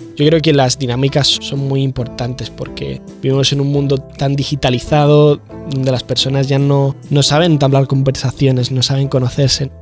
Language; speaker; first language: Spanish; native; Spanish